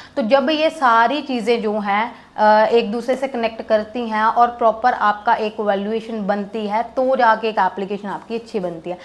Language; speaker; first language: Hindi; non-native, local second language; Punjabi